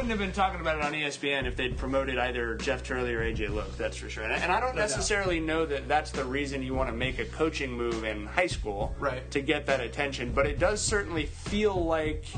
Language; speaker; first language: English; native; English